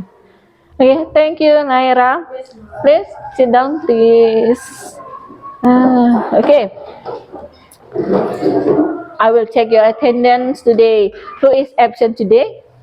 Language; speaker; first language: English; non-native, local second language; Indonesian